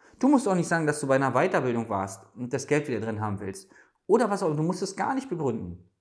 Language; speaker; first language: German; native; German